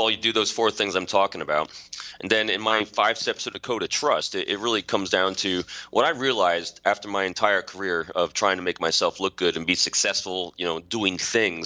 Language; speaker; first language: English; native; English